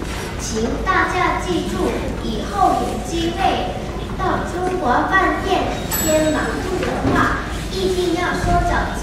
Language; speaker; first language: Chinese; non-native, learner; Korean